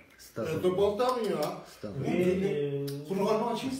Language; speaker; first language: Russian; non-native, local second language; Uzbek